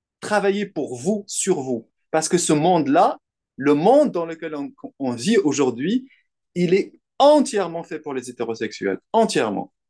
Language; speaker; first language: French; non-native, local second language; Arabic